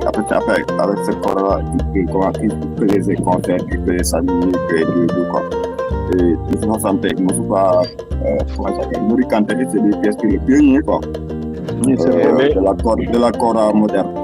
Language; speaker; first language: French; non-native, local second language; Wolof